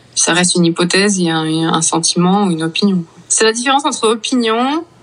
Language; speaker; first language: French; native; French